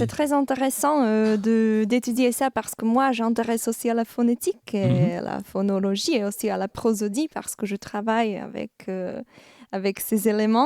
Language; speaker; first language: French; non-native, fluent; Slovak